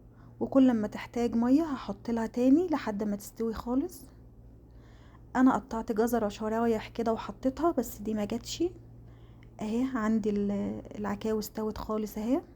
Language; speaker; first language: Arabic; native; Arabic